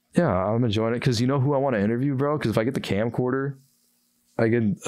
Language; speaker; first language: English; native; English